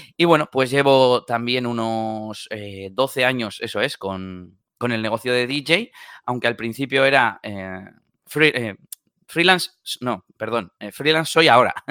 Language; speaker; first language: Spanish; native; Spanish